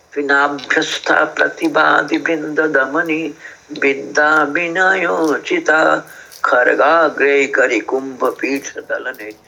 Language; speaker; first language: Hindi; native; Hindi